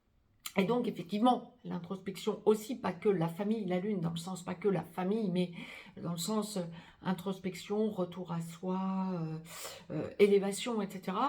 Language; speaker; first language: French; native; French